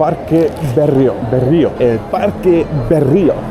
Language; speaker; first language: Spanish; non-native, learner; German